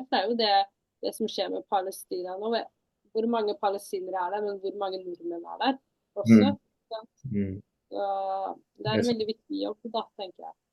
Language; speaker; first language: Norwegian; early bilingual, other home language; Tamil